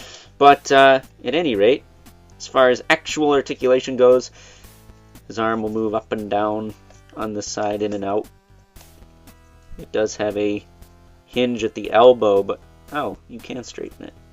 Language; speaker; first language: English; native; English